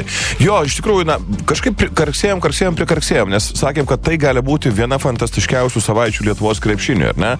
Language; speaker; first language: Lithuanian; native; Lithuanian